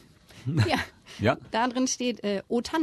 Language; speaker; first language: German; native; German